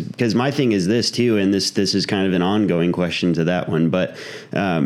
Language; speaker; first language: English; native; English